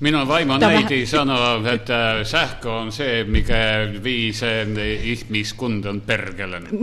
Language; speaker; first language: Finnish; non-native, learner; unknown